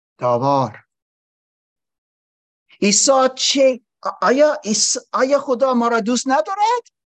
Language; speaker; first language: Persian; non-native, learner; English